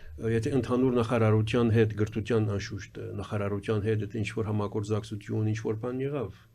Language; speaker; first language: Armenian; early bilingual, heritage; Armenian